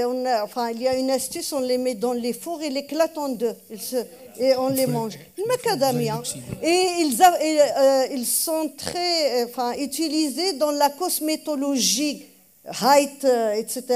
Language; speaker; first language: French; non-native, local second language; Arabic